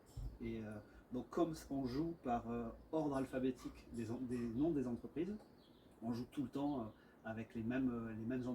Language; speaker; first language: French; native; French